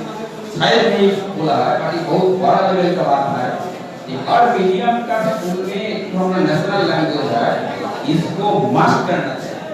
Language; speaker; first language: Hindi; non-native, local second language; Bangla